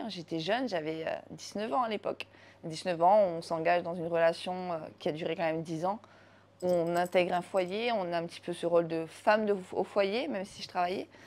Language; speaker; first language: French; native; French